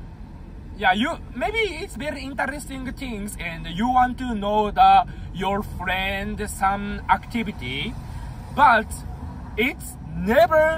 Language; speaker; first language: English; non-native, learner; Japanese